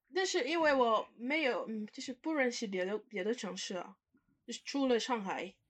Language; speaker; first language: Chinese; non-native, learner; French